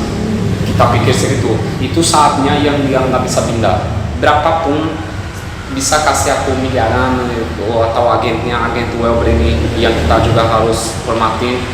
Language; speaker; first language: Indonesian; non-native, fluent; Portuguese